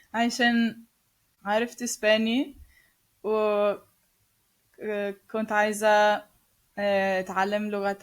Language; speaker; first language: Arabic; non-native, learner; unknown